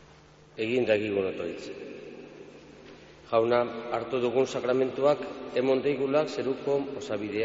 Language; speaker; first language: Basque; native; Basque